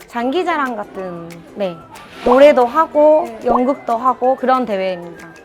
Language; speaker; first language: Korean; early bilingual, heritage; Korean